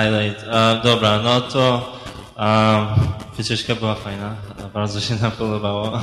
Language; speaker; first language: Polish; early bilingual, heritage; Polish